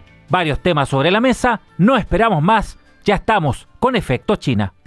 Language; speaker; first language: Spanish; native; Spanish